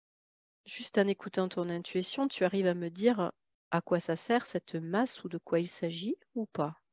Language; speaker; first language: French; native; French